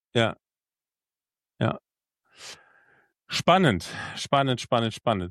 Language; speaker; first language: German; native; German